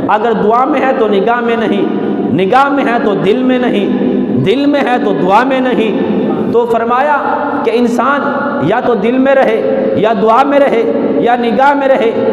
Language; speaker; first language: Urdu; non-native, local second language; Punjabi